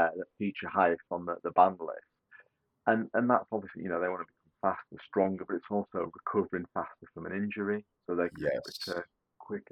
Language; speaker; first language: English; native; English